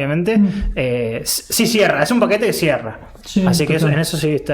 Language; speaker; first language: Spanish; native; Spanish